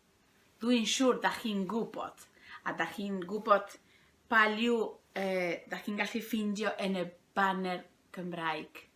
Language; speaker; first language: Welsh; non-native, fluent; Spanish